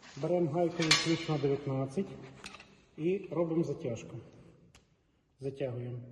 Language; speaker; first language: Ukrainian; native; Ukrainian